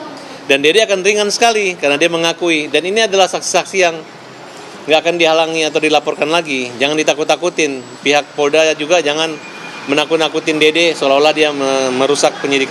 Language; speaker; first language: Indonesian; native; Indonesian